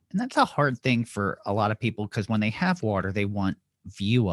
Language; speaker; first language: English; native; English